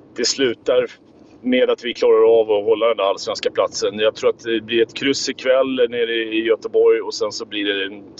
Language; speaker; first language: Swedish; native; Swedish